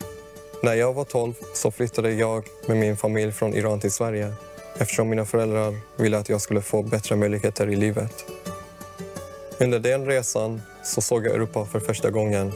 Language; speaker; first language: Swedish; early bilingual, other home language; Persian